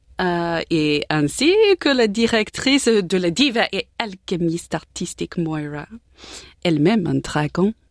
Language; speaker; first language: French; non-native, learner; English